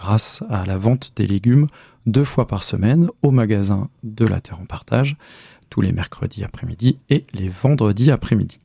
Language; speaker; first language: French; native; French